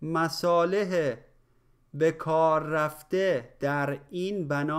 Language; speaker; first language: Persian; native; Persian